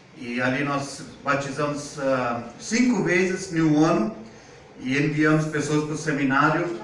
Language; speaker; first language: Portuguese; non-native, fluent; Hindi